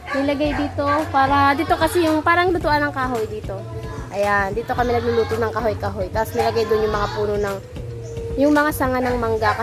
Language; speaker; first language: Filipino; non-native, local second language; Bikol